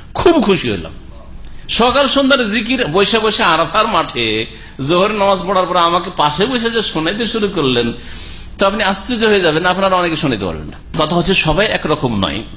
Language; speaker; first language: Bangla; native; Bangla